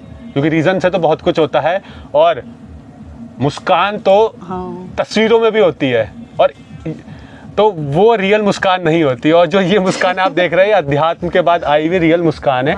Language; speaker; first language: Hindi; native; Hindi